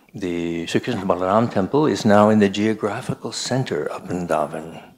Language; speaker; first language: English; native; English